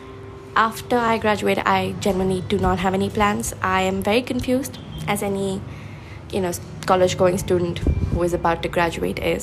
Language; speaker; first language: English; non-native, local second language; Hindi